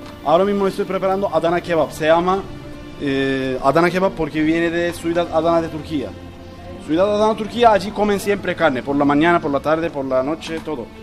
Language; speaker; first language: Spanish; non-native, learner; Turkish